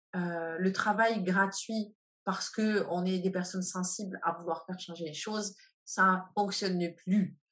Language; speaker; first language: French; native; French